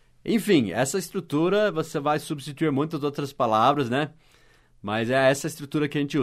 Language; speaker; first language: Portuguese; non-native, fluent; English